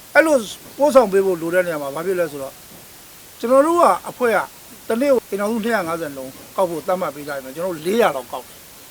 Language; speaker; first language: Burmese; native; Burmese